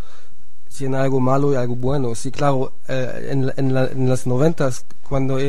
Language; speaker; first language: Spanish; non-native, fluent; German